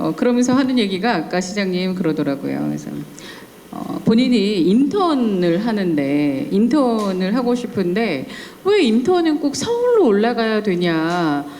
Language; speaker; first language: Korean; native; Korean